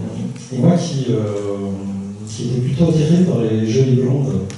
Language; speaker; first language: French; early bilingual, other home language; Korean